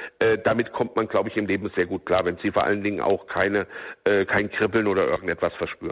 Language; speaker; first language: German; native; German